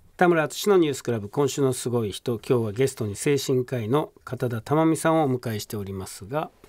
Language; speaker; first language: Japanese; native; Japanese